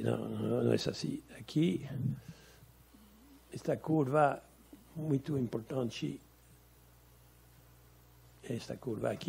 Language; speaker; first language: Portuguese; non-native, learner; French